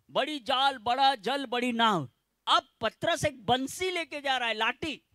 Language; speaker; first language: Hindi; non-native, local second language; Gujarati